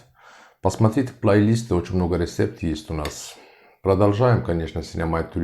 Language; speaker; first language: Russian; non-native, learner; Turkish